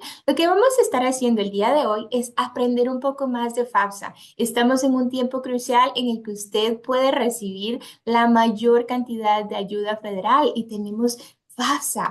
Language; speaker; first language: Spanish; native; Spanish